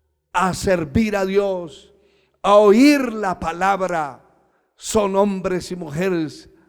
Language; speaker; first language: Spanish; native; Spanish